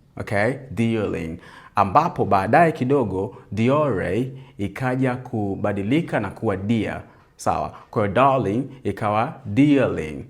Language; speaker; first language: Swahili; native; Swahili